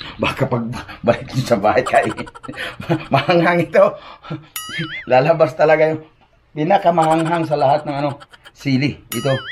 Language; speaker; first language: Filipino; non-native, local second language; Cebuano